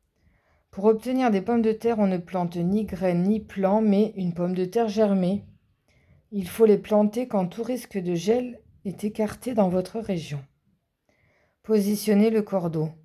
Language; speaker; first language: French; native; French